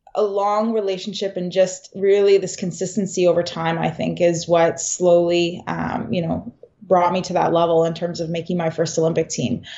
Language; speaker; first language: English; native; English